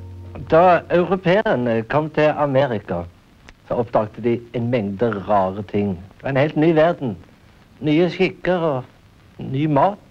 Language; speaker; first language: Norwegian; native; Norwegian